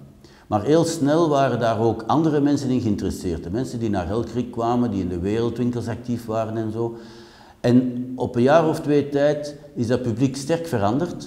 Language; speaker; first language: Dutch; native; Dutch